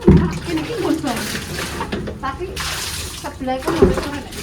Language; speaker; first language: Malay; non-native, local second language; Javanese